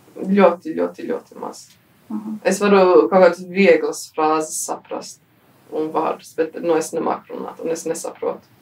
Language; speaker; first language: Latvian; early bilingual, heritage; Latvian